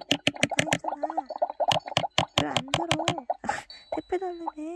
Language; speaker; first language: Korean; native; Korean